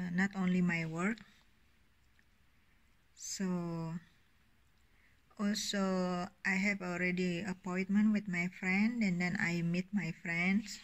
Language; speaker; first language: English; non-native, learner; Indonesian